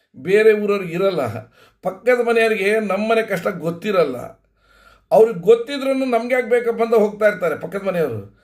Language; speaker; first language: Kannada; non-native, local second language; Lambadi